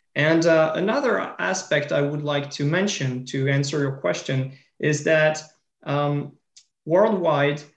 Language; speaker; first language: English; non-native, fluent; French